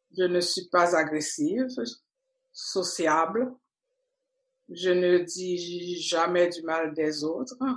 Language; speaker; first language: French; non-native, local second language; Haitian Creole